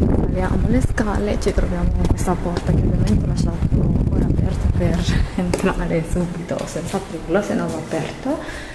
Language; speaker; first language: Italian; non-native, fluent; Spanish